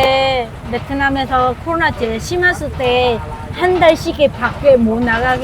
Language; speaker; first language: Korean; non-native, learner; Vietnamese